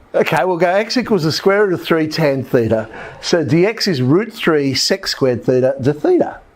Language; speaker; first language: English; native; English